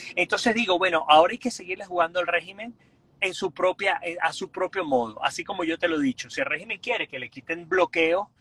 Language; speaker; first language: Spanish; native; Spanish